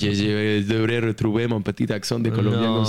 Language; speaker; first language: French; non-native, fluent; Spanish